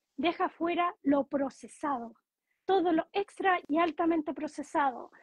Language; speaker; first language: Spanish; native; Spanish